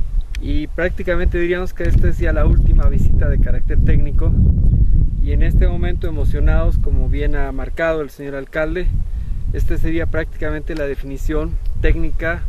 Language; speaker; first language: Spanish; native; Spanish